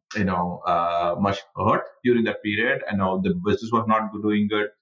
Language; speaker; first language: English; non-native, local second language; Tamil